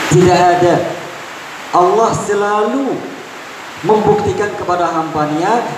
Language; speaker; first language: Malay; non-native, fluent; Arabic